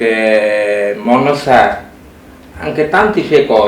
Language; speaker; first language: Italian; non-native, learner; Bangla